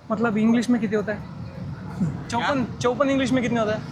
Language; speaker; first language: Hindi; non-native, local second language; Kannada